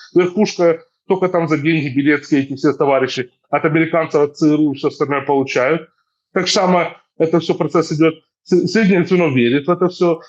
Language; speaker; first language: Russian; native; Russian